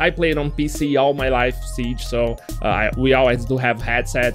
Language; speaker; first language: English; non-native, learner; Portuguese